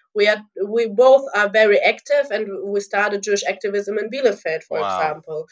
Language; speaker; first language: English; early bilingual, other home language; Russian